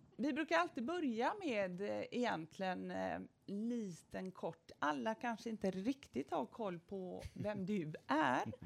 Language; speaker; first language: Swedish; native; Swedish